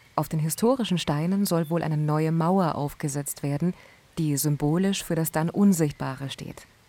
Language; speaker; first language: German; native; German